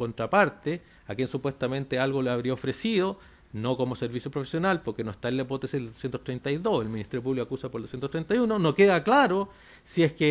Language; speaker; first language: Spanish; native; Spanish